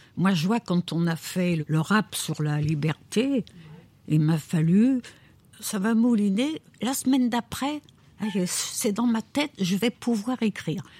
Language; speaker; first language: French; native; French